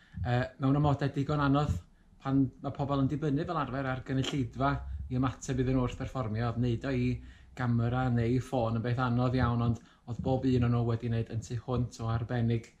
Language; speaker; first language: Welsh; native; Welsh